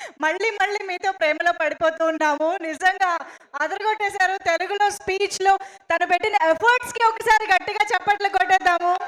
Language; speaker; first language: Telugu; native; Telugu